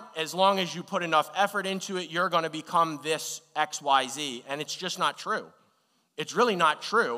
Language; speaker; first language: English; native; English